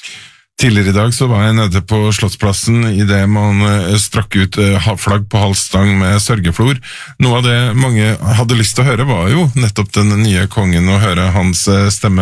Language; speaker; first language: Norwegian; native; Norwegian